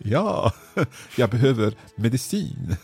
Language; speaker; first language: Swedish; non-native, learner; English